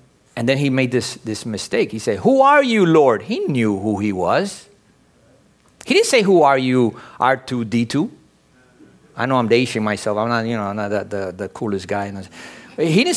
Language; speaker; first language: English; early bilingual, other home language; Spanish